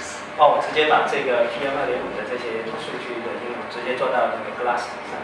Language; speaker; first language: Chinese; native; Chinese